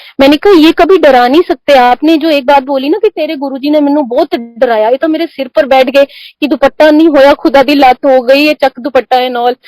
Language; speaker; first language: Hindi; non-native, local second language; Punjabi